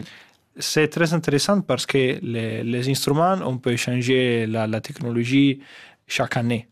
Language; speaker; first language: French; non-native, fluent; Italian